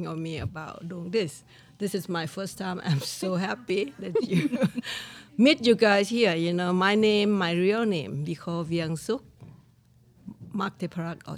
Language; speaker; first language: English; non-native, learner; Lao